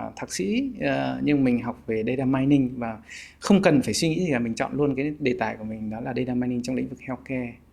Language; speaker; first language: Vietnamese; native; Vietnamese